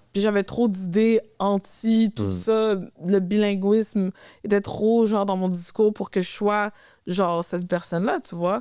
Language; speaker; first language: French; native; French